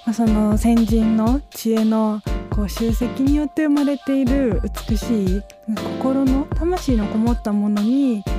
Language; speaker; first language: Japanese; native; Japanese